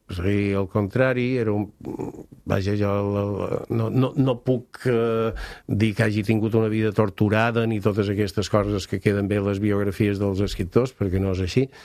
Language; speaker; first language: Catalan; native; Catalan